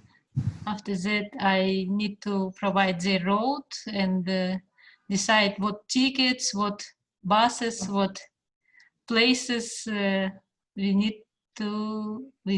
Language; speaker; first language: English; non-native, fluent; Russian